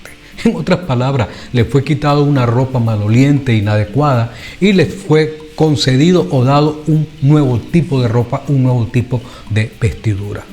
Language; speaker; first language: Spanish; native; Spanish